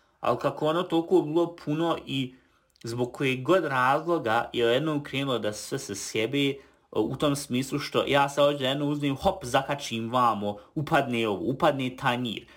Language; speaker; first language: Bosnian; early bilingual, heritage; Bosnian